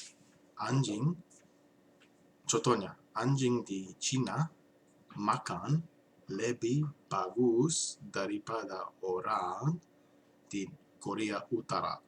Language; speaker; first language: Indonesian; non-native, learner; English